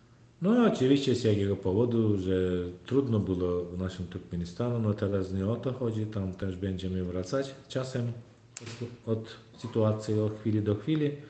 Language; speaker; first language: Polish; non-native, fluent; Turkmen